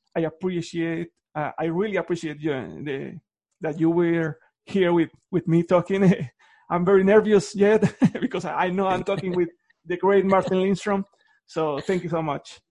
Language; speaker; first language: English; non-native, fluent; Spanish